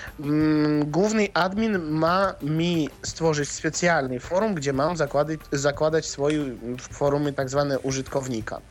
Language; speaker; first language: Polish; non-native, fluent; Russian